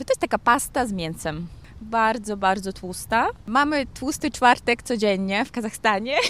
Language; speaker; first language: Polish; non-native, learner; Kazakh